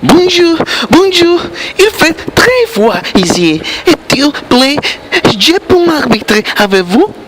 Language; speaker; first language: French; non-native, learner; Spanish